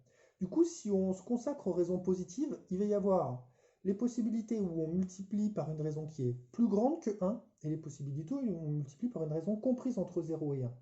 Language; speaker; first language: French; native; French